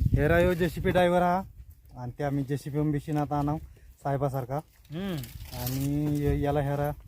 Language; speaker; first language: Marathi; non-native, local second language; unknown